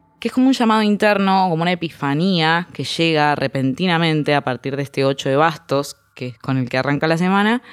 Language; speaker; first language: Spanish; native; Spanish